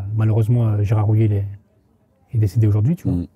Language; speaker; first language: French; native; French